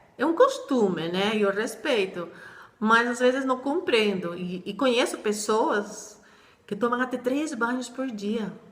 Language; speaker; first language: Portuguese; non-native, fluent; Spanish